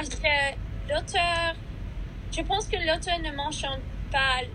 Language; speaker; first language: French; non-native, learner; English